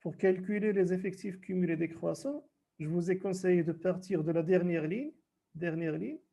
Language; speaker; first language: French; non-native, local second language; Arabic